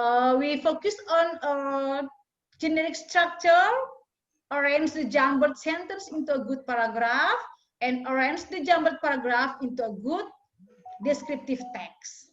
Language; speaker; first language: English; non-native, fluent; Indonesian